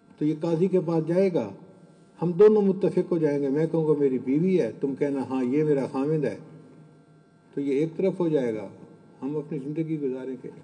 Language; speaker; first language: Urdu; non-native, local second language; Punjabi